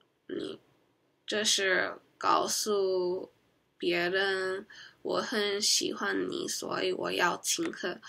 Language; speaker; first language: Chinese; non-native, learner; Korean